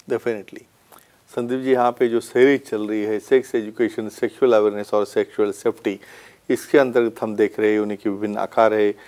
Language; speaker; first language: Hindi; non-native, local second language; Marathi